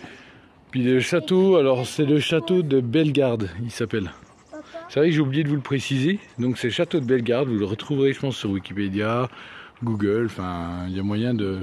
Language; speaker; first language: French; native; French